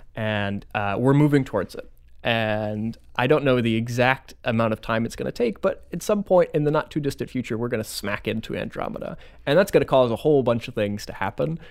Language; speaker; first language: English; native; English